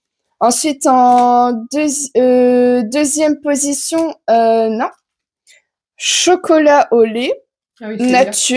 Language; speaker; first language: French; native; French